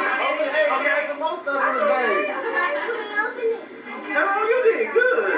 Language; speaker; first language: English; native; English